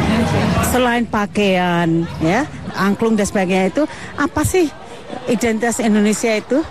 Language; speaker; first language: Indonesian; native; Indonesian